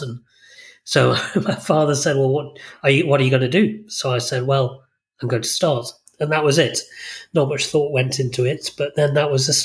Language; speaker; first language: English; native; English